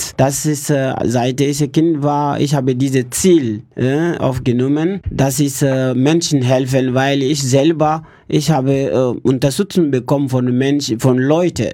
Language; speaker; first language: German; non-native, learner; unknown